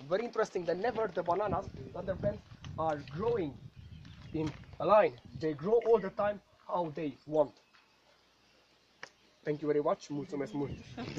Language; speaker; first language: English; non-native, learner; Romanian